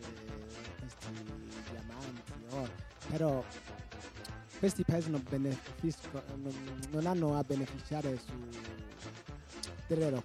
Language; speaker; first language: Italian; non-native, local second language; Rundi